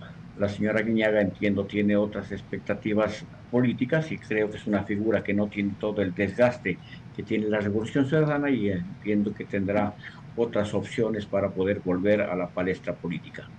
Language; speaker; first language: Spanish; native; Spanish